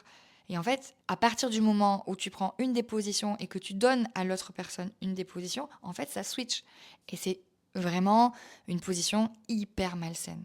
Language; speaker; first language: French; native; French